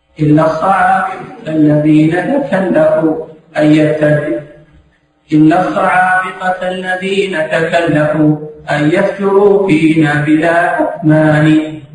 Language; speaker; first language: Arabic; native; Arabic